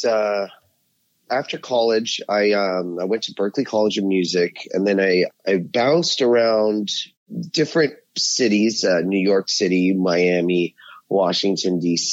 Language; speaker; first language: English; native; English